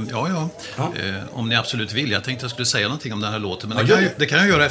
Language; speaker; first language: Swedish; native; Swedish